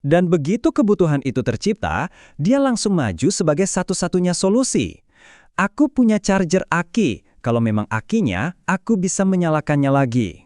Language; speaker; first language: Indonesian; native; Indonesian